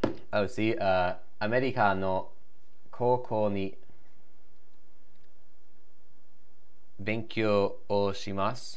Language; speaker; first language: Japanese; non-native, learner; English